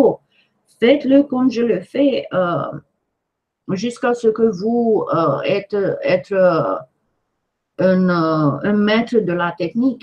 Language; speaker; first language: French; non-native, fluent; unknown